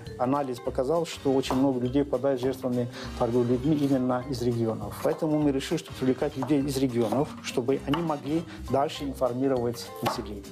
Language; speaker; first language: Russian; non-native, local second language; Azerbaijani